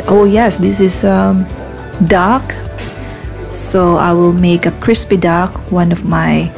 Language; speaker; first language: English; non-native, local second language; Filipino